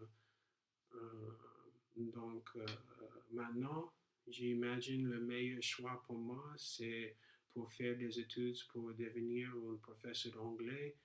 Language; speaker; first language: French; non-native, learner; English